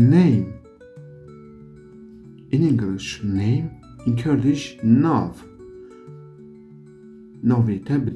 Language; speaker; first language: English; non-native, learner; Kurdish